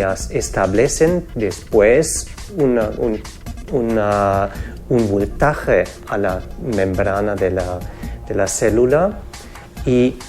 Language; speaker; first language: Spanish; non-native, fluent; German